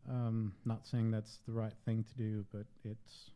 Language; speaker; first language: English; native; English